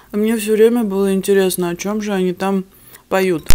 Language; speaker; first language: Russian; early bilingual, other home language; Armenian